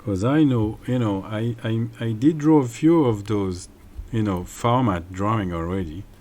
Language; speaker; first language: English; non-native, fluent; French